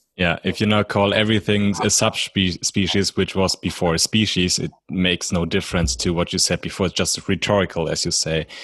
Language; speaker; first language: English; non-native, fluent; German